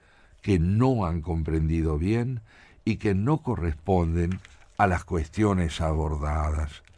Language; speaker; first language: Spanish; native; Spanish